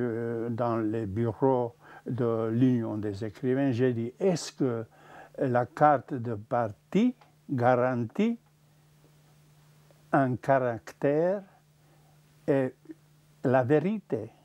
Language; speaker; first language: French; non-native, fluent; Czech